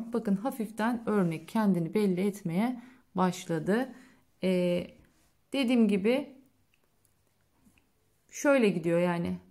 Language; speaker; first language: Turkish; native; Turkish